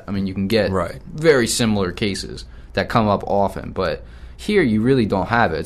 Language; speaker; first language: English; native; English